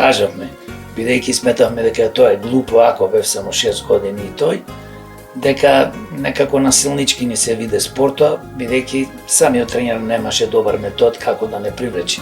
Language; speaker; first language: Macedonian; native; Macedonian